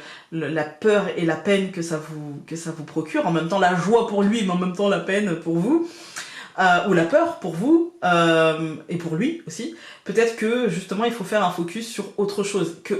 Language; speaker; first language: French; native; French